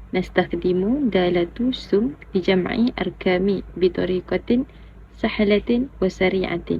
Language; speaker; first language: Arabic; non-native, learner; Malay